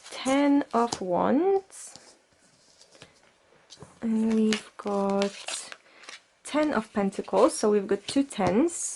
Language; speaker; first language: English; non-native, fluent; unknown